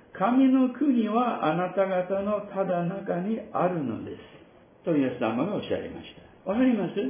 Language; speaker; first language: Japanese; non-native, fluent; English